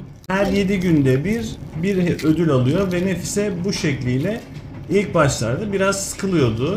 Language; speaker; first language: Turkish; native; Turkish